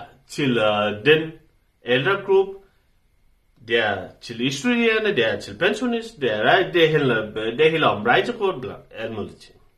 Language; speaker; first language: Danish; non-native, learner; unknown